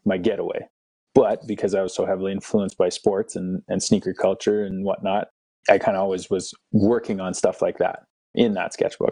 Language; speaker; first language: English; native; English